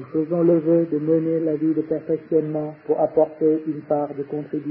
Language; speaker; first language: French; non-native, fluent; Vietnamese